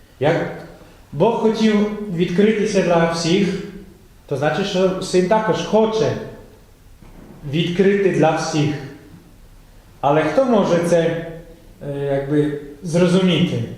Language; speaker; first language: Ukrainian; non-native, fluent; Polish